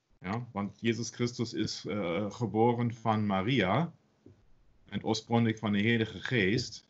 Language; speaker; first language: Dutch; non-native, learner; German